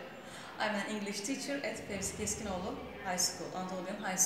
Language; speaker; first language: English; non-native, fluent; Turkish